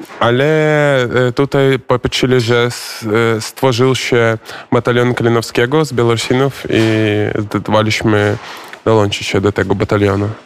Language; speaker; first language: Polish; non-native, learner; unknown